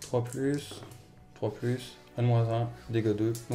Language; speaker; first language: French; native; French